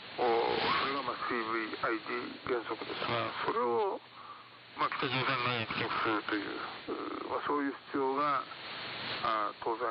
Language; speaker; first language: Japanese; native; Japanese